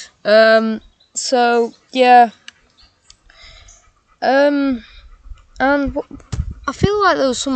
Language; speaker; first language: English; native; English